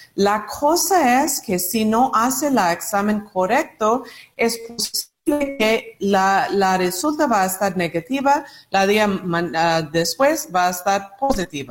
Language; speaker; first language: Spanish; non-native, learner; English